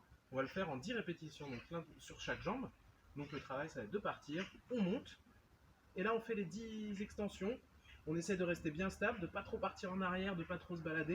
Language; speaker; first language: French; native; French